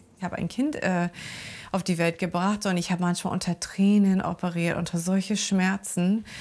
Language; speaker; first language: German; non-native, fluent; English